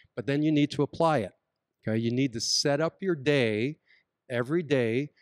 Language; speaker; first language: English; native; English